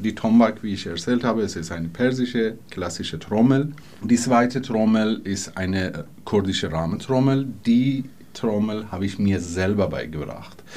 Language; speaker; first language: German; non-native, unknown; Persian